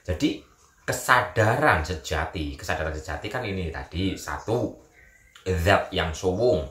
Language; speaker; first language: Indonesian; native; Indonesian